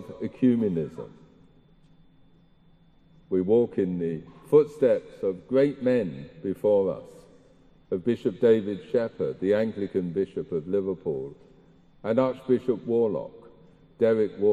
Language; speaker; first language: English; native; English